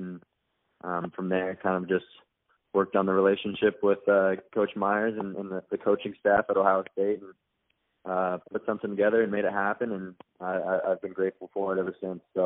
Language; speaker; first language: English; native; English